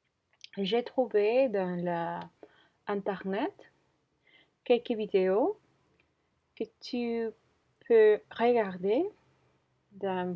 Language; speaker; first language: French; non-native, learner; Spanish